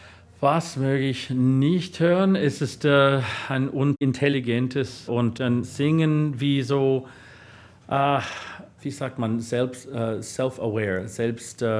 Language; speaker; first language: German; non-native, learner; English